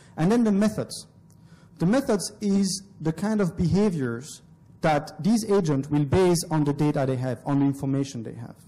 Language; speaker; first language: English; non-native, fluent; French